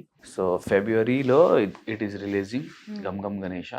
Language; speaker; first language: Telugu; non-native, learner; Hindi